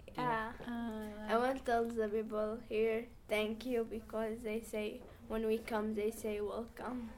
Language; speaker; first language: English; non-native, learner; Arabic